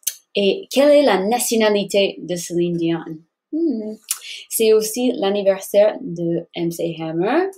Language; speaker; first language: French; non-native, fluent; English